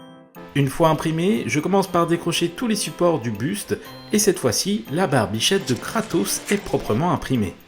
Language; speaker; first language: French; native; French